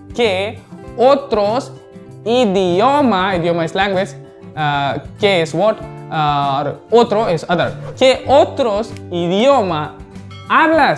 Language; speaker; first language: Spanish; non-native, learner; Hindi